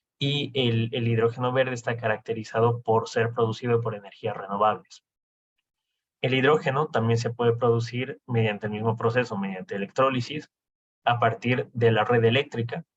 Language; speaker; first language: Spanish; native; Spanish